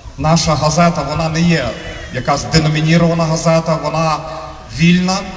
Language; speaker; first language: Ukrainian; native; Ukrainian